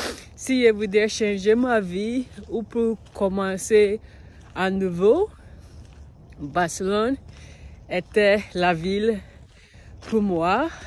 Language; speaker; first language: French; non-native, learner; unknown